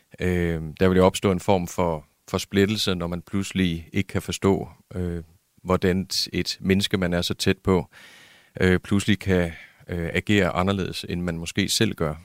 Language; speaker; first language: Danish; native; Danish